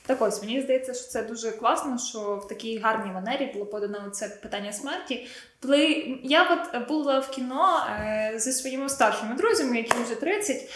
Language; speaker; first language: Ukrainian; non-native, local second language; Russian